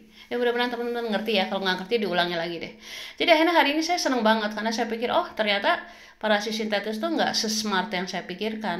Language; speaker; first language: Indonesian; native; Indonesian